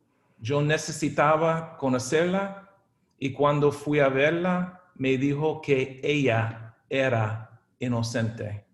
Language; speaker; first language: Spanish; non-native, fluent; English